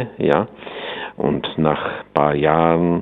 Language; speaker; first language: German; non-native, fluent; Czech